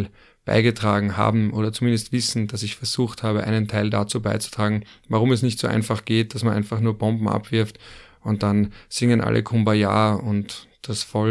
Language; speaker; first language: German; native; German